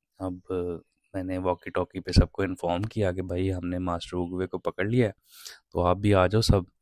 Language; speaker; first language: Urdu; non-native, local second language; Punjabi